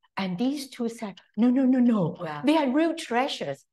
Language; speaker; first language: English; non-native, local second language; Cantonese